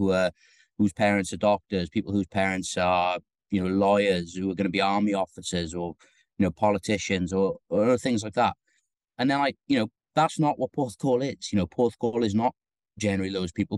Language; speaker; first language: English; native; English